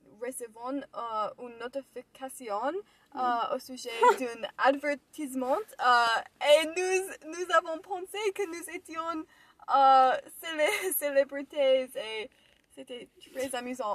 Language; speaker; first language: French; non-native, learner; English